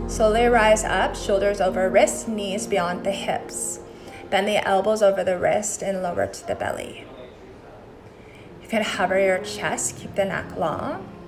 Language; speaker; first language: English; native; English